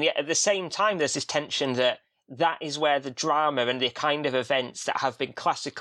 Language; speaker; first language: English; native; English